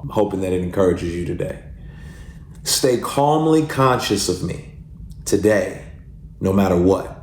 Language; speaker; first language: English; native; English